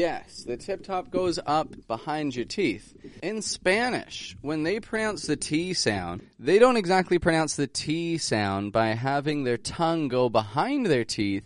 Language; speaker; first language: English; native; English